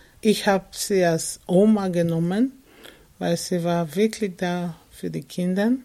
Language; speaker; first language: German; non-native, fluent; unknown